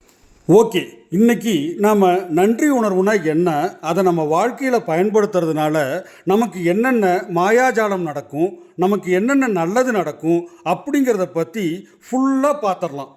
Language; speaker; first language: Tamil; native; Tamil